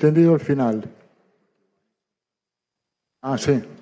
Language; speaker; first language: Portuguese; non-native, fluent; Italian